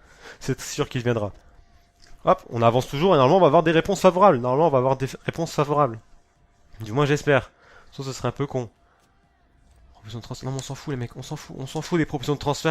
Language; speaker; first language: French; native; French